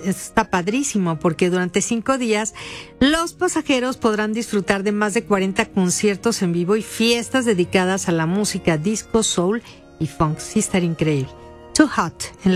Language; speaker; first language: Spanish; native; Spanish